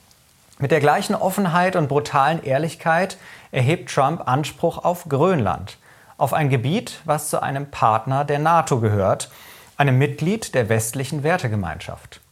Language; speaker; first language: German; native; German